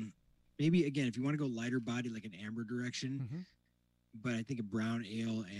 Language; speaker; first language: English; native; English